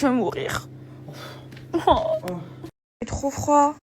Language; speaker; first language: French; native; French